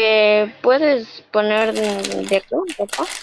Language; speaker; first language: Spanish; native; Spanish